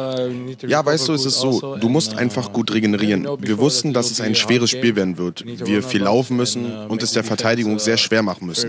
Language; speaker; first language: German; native; German